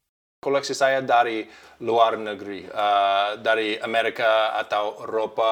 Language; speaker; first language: Indonesian; non-native, learner; English